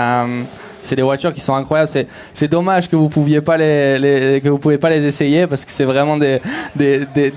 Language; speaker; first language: French; native; French